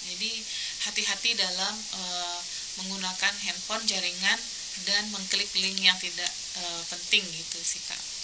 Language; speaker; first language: Indonesian; native; Indonesian